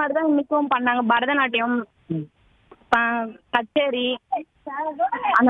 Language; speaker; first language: Tamil; native; Tamil